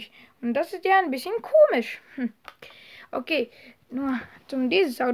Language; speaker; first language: German; non-native, learner; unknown